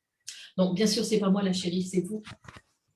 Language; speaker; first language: French; native; French